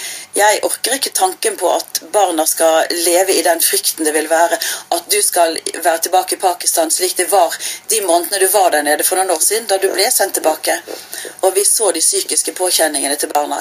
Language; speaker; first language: Norwegian; native; Norwegian